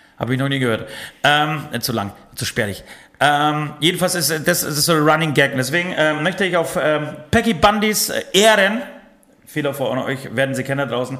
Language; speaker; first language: German; early bilingual, other home language; Polish